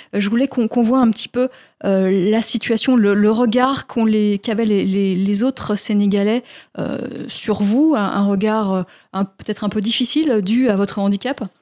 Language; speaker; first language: French; native; French